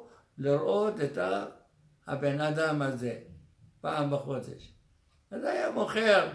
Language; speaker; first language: Hebrew; non-native, fluent; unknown